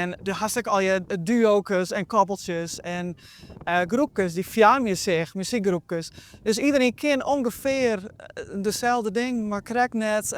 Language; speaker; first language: Dutch; non-native, local second language; Western Frisian